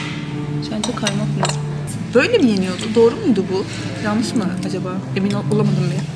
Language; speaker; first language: Turkish; native; Turkish